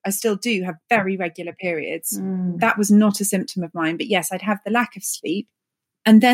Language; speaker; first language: English; native; English